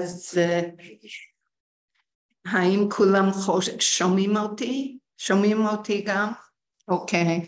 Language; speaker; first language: Hebrew; early bilingual, heritage; Hebrew